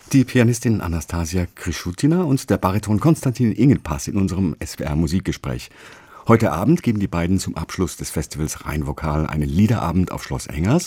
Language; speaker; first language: German; native; German